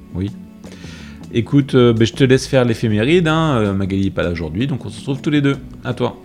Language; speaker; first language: French; native; French